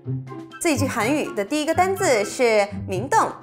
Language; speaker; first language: Chinese; non-native, fluent; Korean